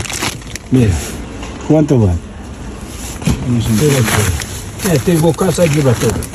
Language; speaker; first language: Spanish; non-native, learner; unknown